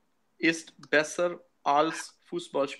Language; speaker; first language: German; non-native, learner; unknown